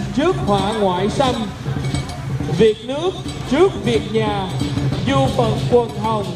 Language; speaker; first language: Vietnamese; native; Vietnamese